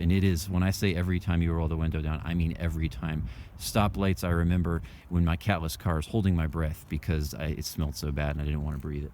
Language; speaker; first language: English; native; English